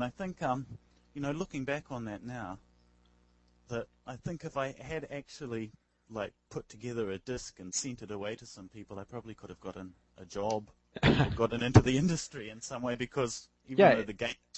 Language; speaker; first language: English; native; English